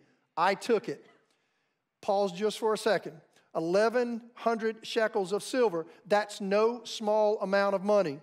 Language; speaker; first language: English; native; English